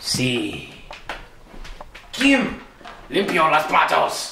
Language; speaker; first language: Spanish; non-native, learner; English